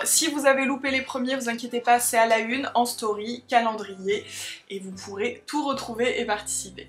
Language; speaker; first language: French; native; French